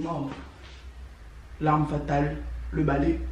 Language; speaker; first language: French; native; French